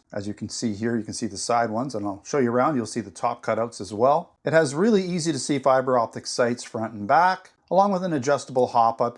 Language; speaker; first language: English; native; English